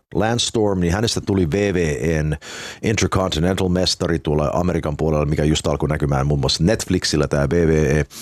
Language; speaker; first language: Finnish; early bilingual, heritage; Finnish